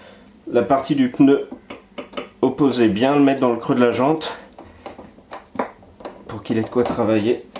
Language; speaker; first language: French; native; French